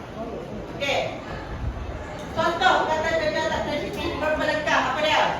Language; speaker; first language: Malay; native; Malay